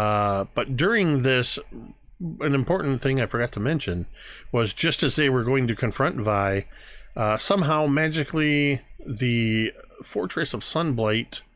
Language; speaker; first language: English; native; English